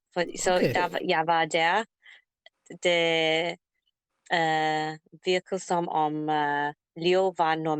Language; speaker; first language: Danish; non-native, learner; English